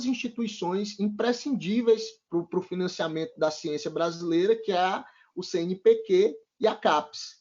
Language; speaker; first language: Portuguese; native; Portuguese